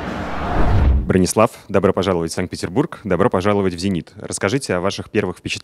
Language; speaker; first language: Russian; native; Russian